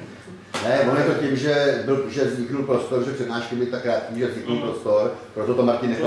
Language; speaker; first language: Czech; native; Czech